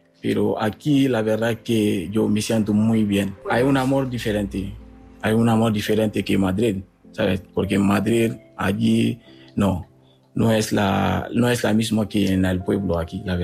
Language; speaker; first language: Spanish; non-native, learner; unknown